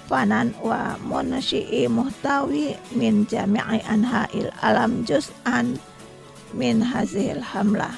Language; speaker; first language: Arabic; non-native, fluent; Indonesian